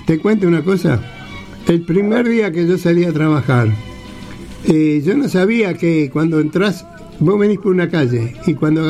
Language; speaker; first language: Spanish; native; Spanish